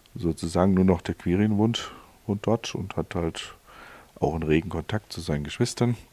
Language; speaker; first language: German; native; German